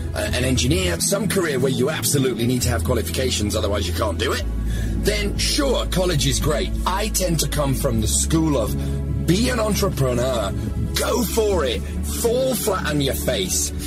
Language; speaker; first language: English; native; English